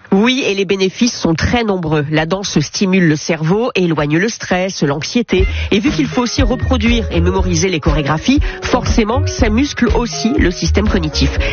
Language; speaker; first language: French; native; French